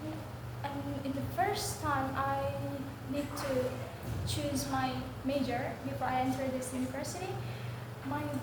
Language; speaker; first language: English; non-native, learner; Indonesian